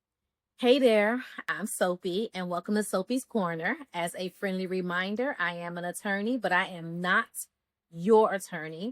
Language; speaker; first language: English; native; English